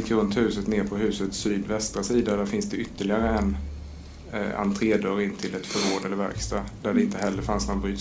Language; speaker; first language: Swedish; native; Swedish